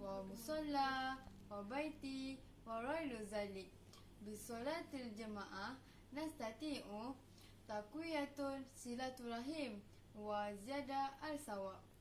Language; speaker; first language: Arabic; non-native, learner; Indonesian